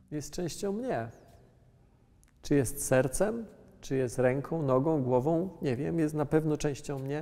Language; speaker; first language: Polish; native; Polish